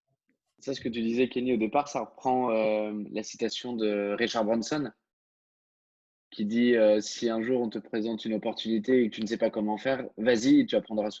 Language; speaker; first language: French; native; French